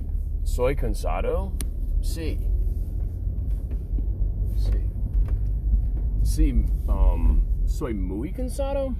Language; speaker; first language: Spanish; non-native, learner; English